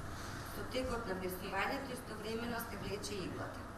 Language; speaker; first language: Macedonian; native; Macedonian